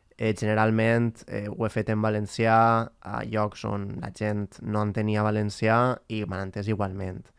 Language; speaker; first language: Catalan; native; Catalan